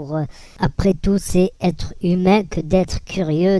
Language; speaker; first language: French; native; French